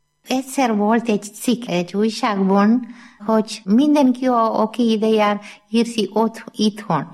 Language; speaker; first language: Hungarian; non-native, learner; Malayalam